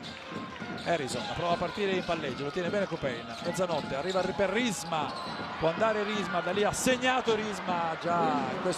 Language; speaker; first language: Italian; native; Italian